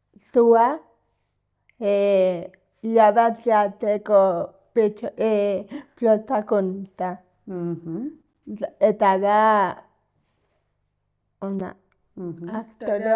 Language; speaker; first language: Basque; non-native, local second language; Spanish